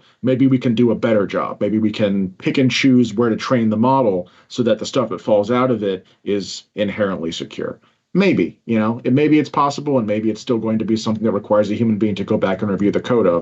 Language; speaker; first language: English; native; English